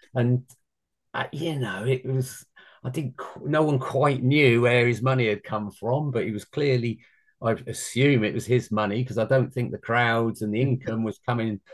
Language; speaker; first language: English; native; English